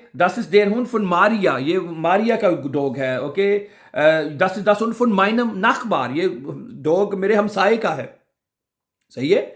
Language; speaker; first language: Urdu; non-native, local second language; Punjabi